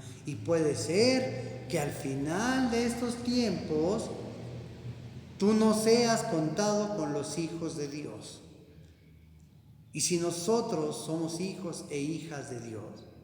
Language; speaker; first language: Spanish; native; Spanish